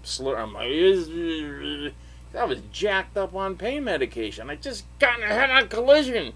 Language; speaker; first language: English; native; English